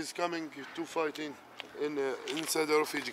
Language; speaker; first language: English; non-native, learner; Arabic